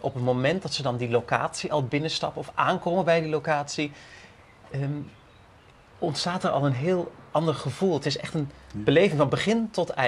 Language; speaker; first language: Dutch; native; Dutch